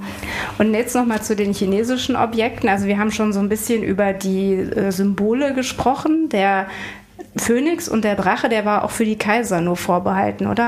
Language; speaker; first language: German; native; German